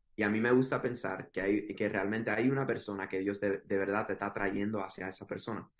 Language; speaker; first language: Spanish; early bilingual, heritage; Spanish